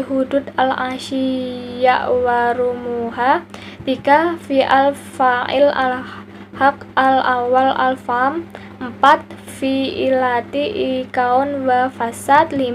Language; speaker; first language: Arabic; non-native, learner; Indonesian